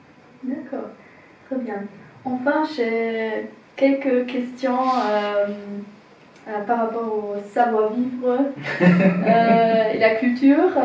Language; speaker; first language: French; non-native, fluent; German